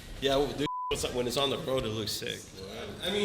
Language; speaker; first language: English; native; English